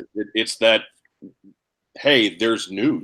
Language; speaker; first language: English; native; English